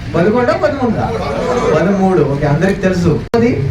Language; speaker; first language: Telugu; non-native, local second language; Marathi